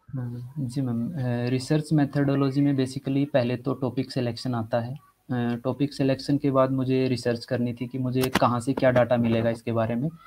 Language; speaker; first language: Hindi; native; Hindi